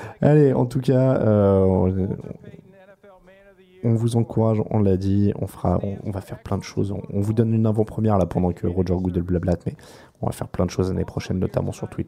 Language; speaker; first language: French; native; French